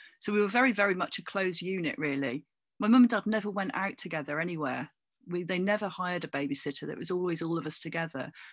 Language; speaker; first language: English; native; English